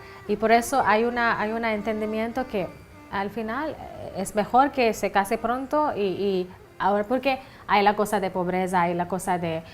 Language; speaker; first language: Spanish; non-native, fluent; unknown